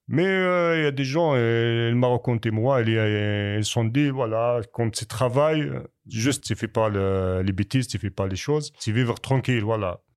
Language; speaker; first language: French; non-native, learner; Kabyle